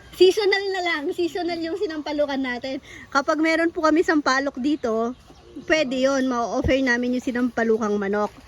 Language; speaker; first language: Filipino; non-native, local second language; Pampanga